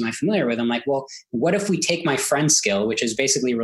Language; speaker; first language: English; early bilingual, other home language; Hebrew